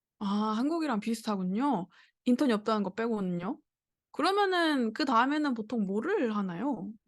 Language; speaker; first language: Korean; native; Korean